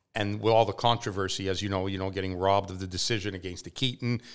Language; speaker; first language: English; native; English